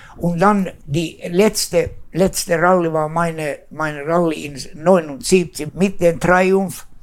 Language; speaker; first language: German; non-native, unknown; Swedish